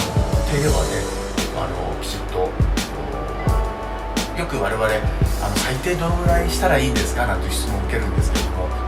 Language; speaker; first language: Japanese; native; Japanese